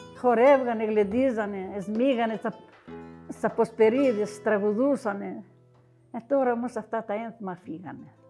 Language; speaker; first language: Greek; native; Greek